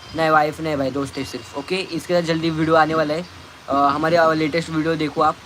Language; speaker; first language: Hindi; non-native, local second language; Marathi